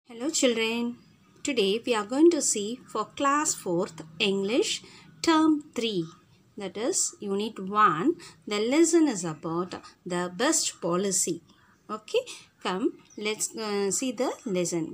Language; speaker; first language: English; non-native, local second language; Tamil